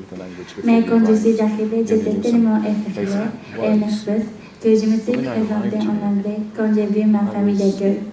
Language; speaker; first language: French; non-native, fluent; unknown